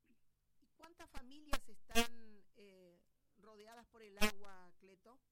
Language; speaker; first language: Spanish; native; Spanish